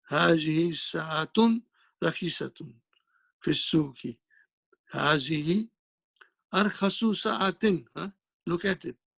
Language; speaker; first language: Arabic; non-native, fluent; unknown